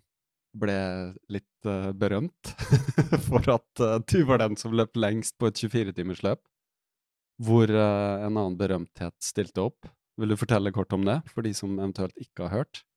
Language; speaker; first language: Norwegian; native; Norwegian